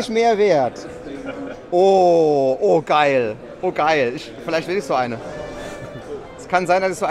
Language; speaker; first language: German; native; German